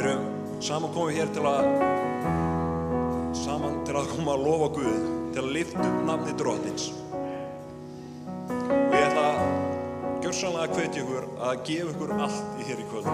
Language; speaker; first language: Icelandic; native; Icelandic